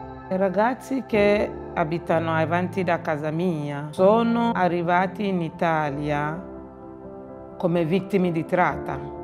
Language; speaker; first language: Italian; non-native, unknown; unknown